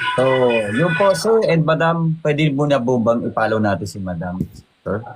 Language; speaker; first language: Filipino; native; Filipino